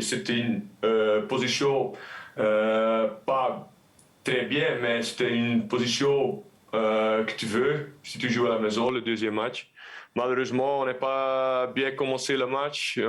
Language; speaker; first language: French; non-native, local second language; Dutch